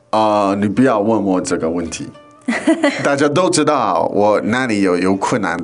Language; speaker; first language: Chinese; non-native, fluent; English